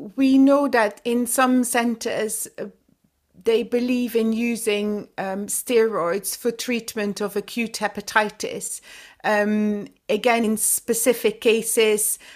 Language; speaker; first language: English; non-native, fluent; Dutch